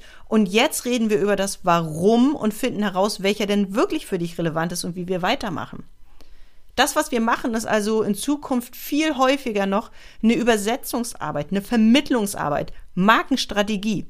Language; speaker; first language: German; native; German